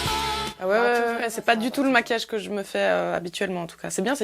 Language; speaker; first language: French; native; French